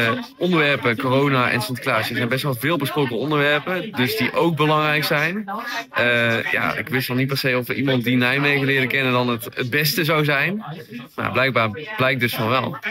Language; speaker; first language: Dutch; native; Dutch